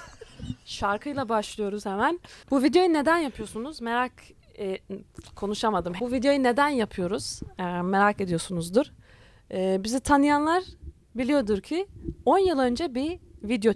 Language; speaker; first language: Turkish; early bilingual, heritage; Turkish